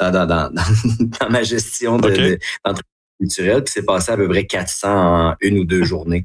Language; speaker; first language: French; native; French